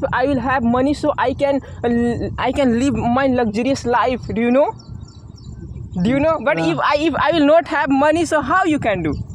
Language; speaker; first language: English; non-native, learner; Hindi